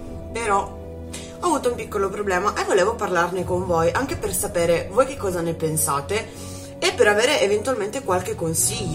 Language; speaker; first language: Italian; native; Italian